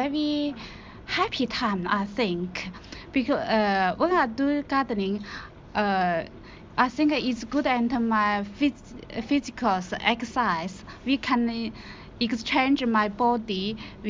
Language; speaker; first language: English; non-native, learner; Chinese